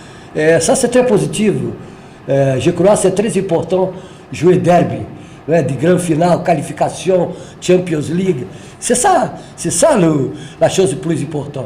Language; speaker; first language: French; non-native, fluent; Portuguese